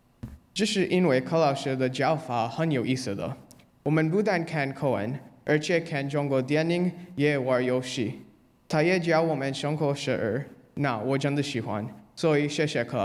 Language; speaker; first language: Chinese; non-native, learner; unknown